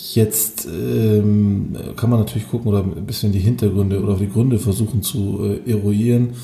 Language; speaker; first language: German; early bilingual, other home language; Turkish